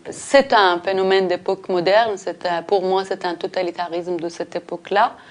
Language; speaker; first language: French; non-native, fluent; Persian